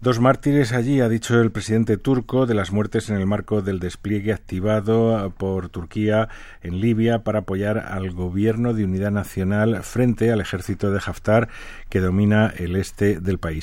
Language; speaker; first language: Spanish; native; Spanish